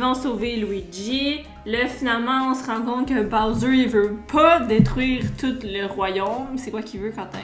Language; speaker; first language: French; native; French